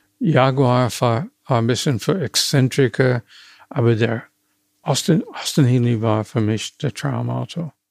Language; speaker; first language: German; non-native, fluent; English